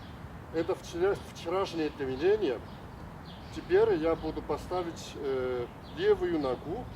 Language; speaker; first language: Russian; non-native, learner; Chinese